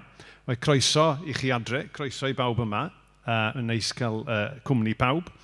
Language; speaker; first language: Welsh; native; Welsh